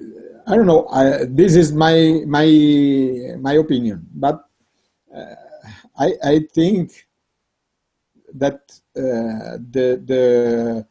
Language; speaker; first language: English; non-native, learner; Italian